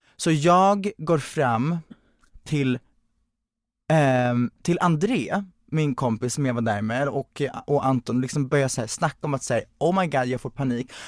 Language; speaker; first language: Swedish; early bilingual, other home language; Hungarian